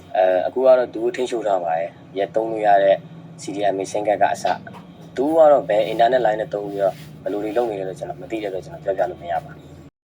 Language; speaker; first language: Burmese; native; Burmese